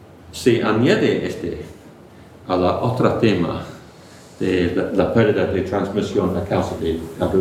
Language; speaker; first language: Spanish; non-native, fluent; English